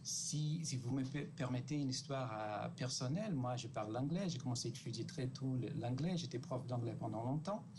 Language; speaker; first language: French; non-native, fluent; Portuguese